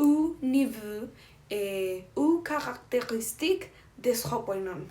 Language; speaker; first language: French; non-native, fluent; Spanish